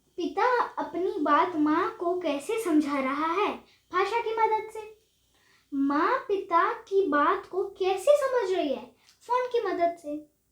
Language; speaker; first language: Hindi; native; Hindi